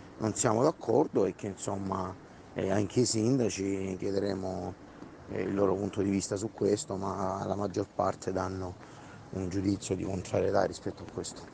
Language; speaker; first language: Italian; native; Italian